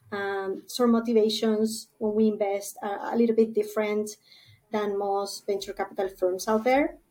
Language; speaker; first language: English; non-native, fluent; Spanish